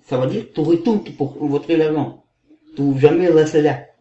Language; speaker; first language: French; non-native, learner; Kazakh